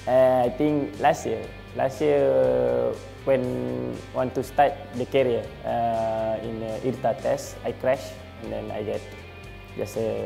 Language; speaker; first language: English; non-native, learner; Malay